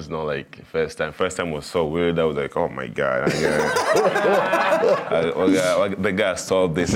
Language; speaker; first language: English; non-native, local second language; Swahili